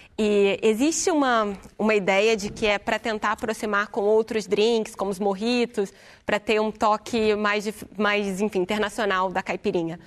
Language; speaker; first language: Portuguese; native; Portuguese